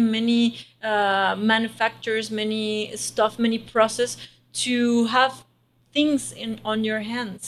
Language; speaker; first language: English; non-native, learner; Spanish